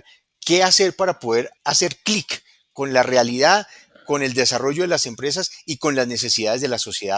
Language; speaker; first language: Spanish; native; Spanish